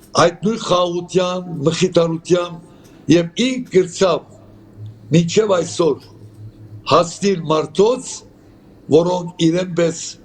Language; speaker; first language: Armenian; native; Armenian